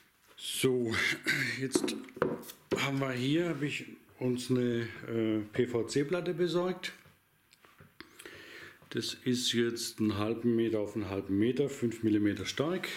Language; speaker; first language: German; native; German